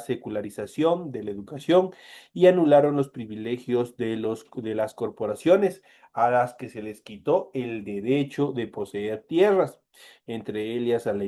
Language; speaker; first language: Spanish; native; Spanish